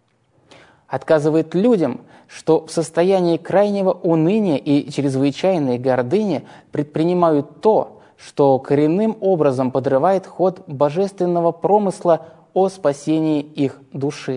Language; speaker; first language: Russian; native; Russian